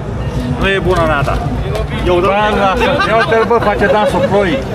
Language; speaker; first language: Romanian; native; Romanian